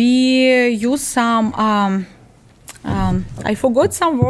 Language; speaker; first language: English; non-native, learner; Ukrainian